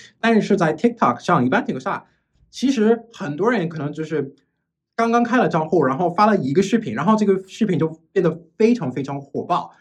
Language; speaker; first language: Chinese; non-native, fluent; English